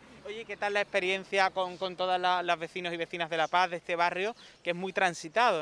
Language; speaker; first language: Spanish; native; Spanish